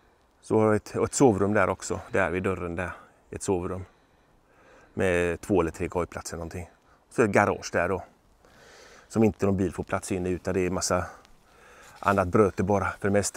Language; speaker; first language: Swedish; native; Swedish